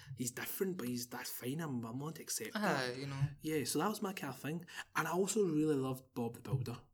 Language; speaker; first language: English; native; English